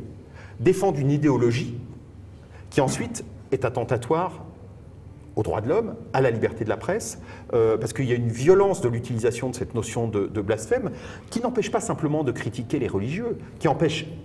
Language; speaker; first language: French; native; French